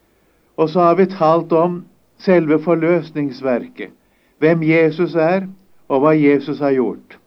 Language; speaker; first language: Norwegian; native; Norwegian